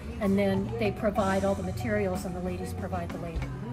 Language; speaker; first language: English; native; English